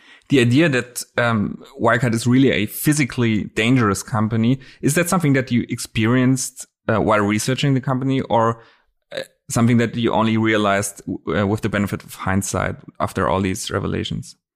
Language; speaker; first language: English; non-native, fluent; German